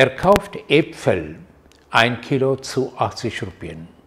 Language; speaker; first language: German; non-native, fluent; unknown